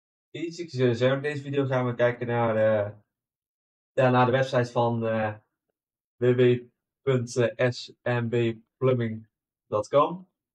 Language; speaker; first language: Dutch; native; Dutch